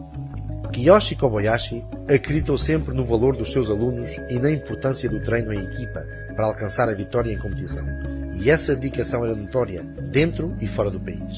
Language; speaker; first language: Portuguese; native; Portuguese